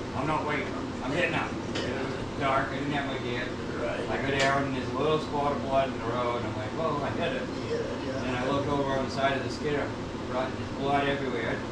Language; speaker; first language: English; native; English